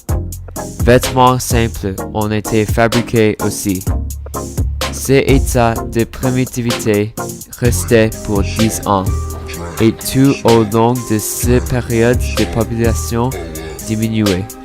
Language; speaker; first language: French; non-native, learner; English